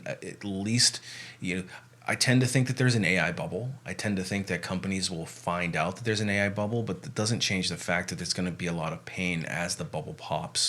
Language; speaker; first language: English; native; English